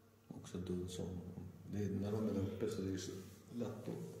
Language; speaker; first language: Swedish; native; Swedish